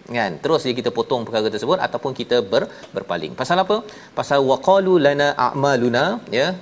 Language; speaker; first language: Malay; native; Malay